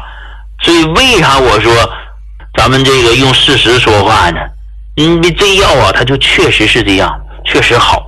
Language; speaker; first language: Chinese; native; Chinese